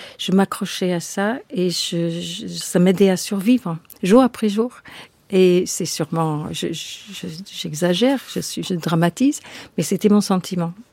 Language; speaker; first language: French; non-native, fluent; English